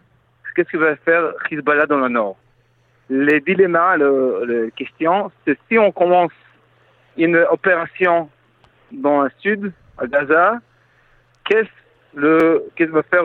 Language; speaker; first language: French; non-native, fluent; Hebrew